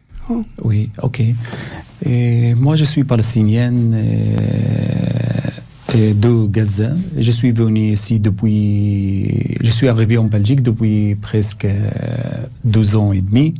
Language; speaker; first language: French; non-native, learner; Arabic